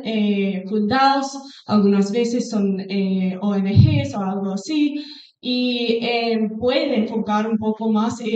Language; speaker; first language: Spanish; non-native, fluent; English